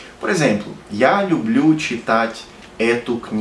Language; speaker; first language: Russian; non-native, fluent; Portuguese